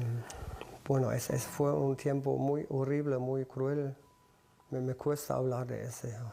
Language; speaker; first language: Spanish; early bilingual, other home language; German